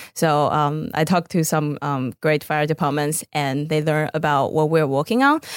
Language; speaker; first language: English; non-native, fluent; Chinese